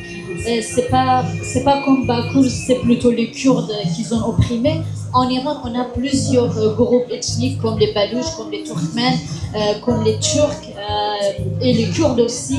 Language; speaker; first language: French; non-native, fluent; Kurdish